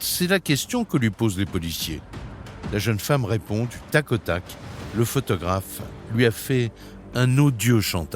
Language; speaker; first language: French; native; French